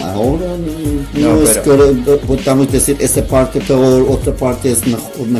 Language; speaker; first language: Spanish; non-native, learner; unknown